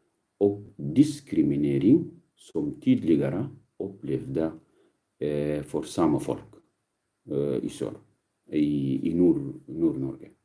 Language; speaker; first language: Swedish; non-native, learner; Arabic